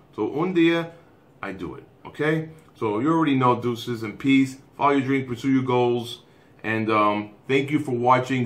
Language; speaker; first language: English; native; English